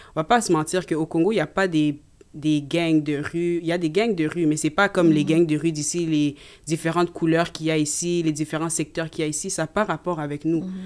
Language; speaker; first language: French; native; French